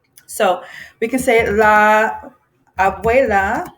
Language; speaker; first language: Spanish; non-native, fluent; English